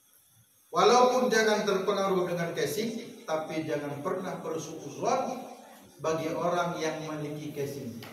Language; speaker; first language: Indonesian; non-native, local second language; Achinese